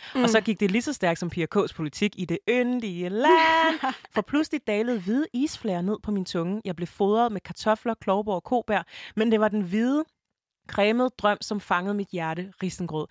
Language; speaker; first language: Danish; early bilingual, other home language; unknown